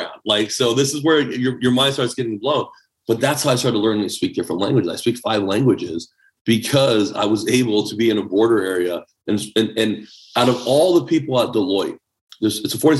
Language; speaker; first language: English; early bilingual, other home language; Chinese